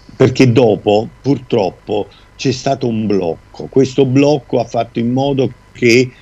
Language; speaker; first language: Italian; native; Italian